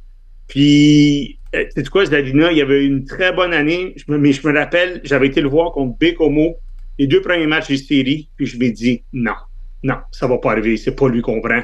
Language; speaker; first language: French; native; French